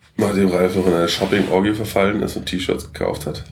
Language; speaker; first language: German; native; German